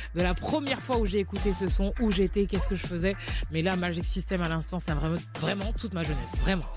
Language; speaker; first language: French; native; French